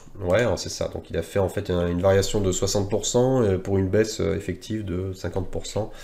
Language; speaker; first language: French; native; French